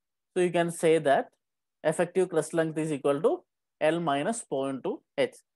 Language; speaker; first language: English; non-native, local second language; Malayalam